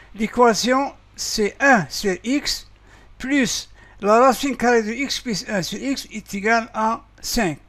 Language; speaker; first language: French; non-native, local second language; Arabic